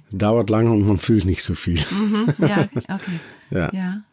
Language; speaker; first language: German; non-native, learner; Dutch